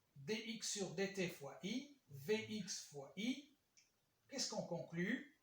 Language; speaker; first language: French; non-native, local second language; Arabic